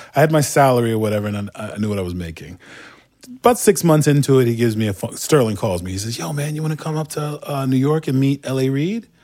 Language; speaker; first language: English; non-native, fluent; Turkish